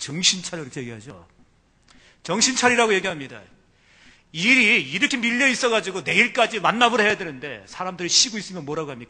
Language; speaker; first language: Korean; native; Korean